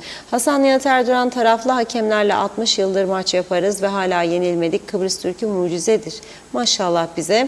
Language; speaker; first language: Turkish; native; Turkish